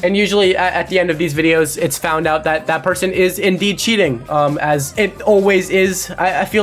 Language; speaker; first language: English; native; English